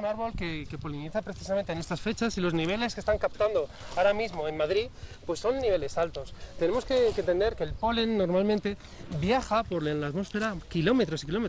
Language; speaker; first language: Spanish; native; Spanish